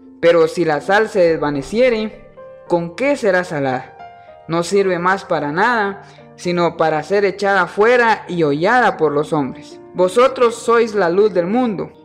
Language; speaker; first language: Spanish; native; Spanish